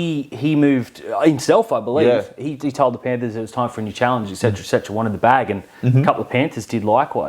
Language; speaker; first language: English; native; English